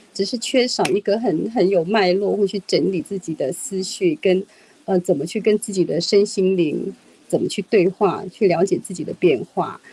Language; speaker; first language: Chinese; non-native, local second language; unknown